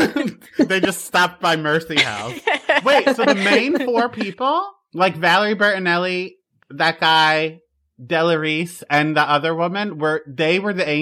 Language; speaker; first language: English; native; English